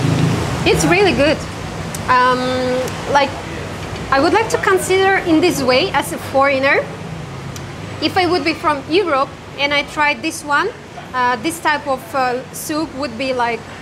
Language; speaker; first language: English; non-native, fluent; Kazakh